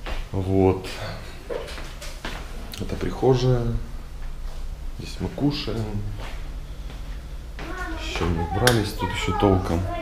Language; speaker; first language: Russian; native; Russian